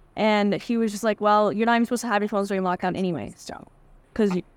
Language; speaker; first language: English; native; English